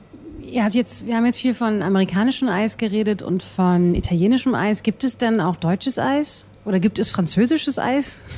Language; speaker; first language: German; native; German